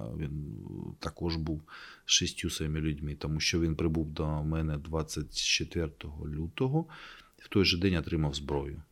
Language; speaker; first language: Ukrainian; native; Ukrainian